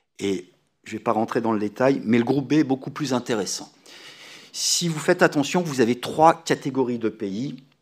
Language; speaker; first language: French; native; French